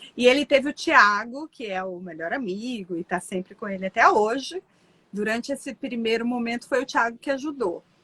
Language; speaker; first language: Portuguese; native; Portuguese